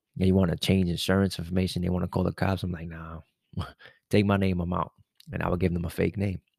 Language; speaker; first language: English; native; English